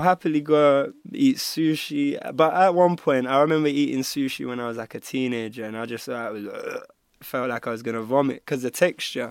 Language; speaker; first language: English; native; English